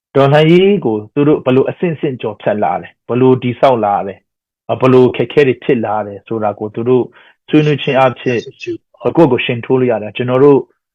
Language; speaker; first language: Burmese; non-native, local second language; Hakha Chin